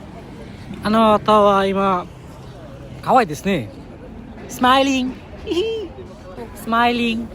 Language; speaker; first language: Japanese; non-native, learner; Bangla